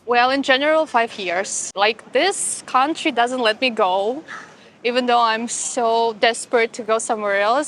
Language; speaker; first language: English; non-native, fluent; Russian